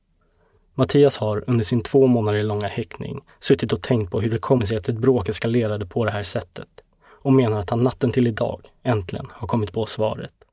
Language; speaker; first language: Swedish; native; Swedish